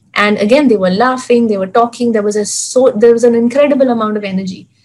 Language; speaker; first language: English; non-native, local second language; Hindi